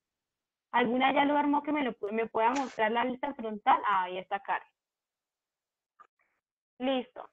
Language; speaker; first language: Spanish; native; Spanish